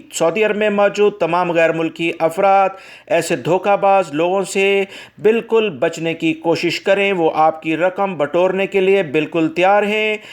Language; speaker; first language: Urdu; native; Urdu